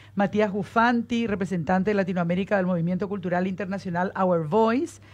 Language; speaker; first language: Spanish; native; Spanish